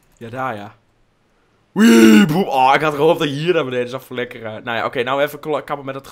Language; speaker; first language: Dutch; native; Dutch